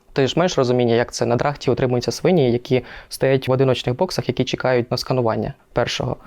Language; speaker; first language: Ukrainian; non-native, local second language; Russian